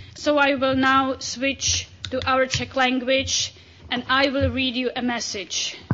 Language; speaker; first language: English; non-native, fluent; Czech